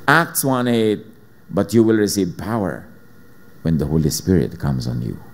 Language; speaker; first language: English; non-native, local second language; Filipino